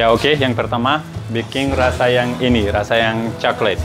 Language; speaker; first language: Indonesian; non-native, learner; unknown